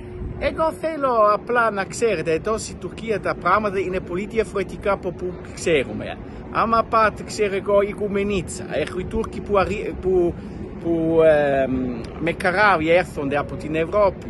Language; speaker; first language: Greek; non-native, learner; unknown